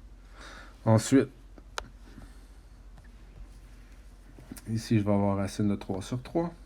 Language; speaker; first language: French; native; French